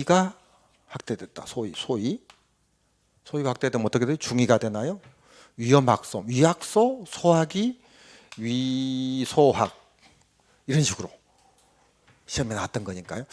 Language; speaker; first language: Korean; native; Korean